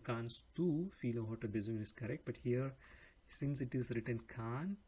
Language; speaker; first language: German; non-native, learner; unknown